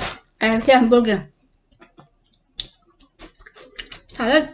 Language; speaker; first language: English; non-native, learner; Cebuano